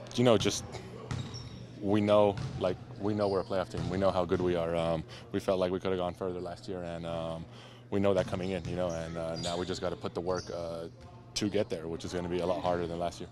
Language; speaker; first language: English; non-native, fluent; Lithuanian